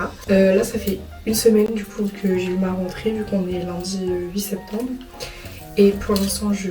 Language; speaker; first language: French; native; French